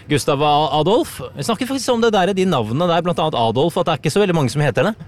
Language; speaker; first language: Norwegian; native; Norwegian